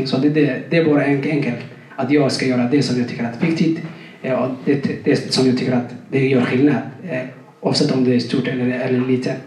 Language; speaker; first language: Swedish; non-native, fluent; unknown